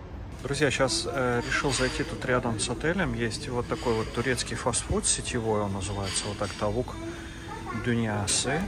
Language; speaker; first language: Russian; native; Russian